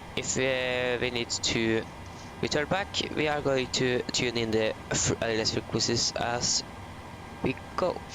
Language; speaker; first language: English; non-native, fluent; Norwegian